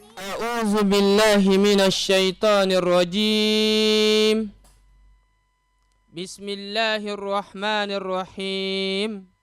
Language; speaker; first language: Arabic; non-native, fluent; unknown